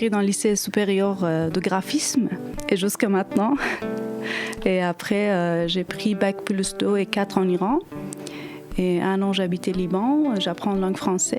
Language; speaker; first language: French; non-native, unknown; Persian